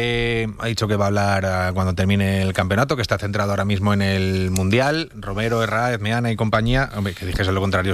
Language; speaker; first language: Spanish; native; Spanish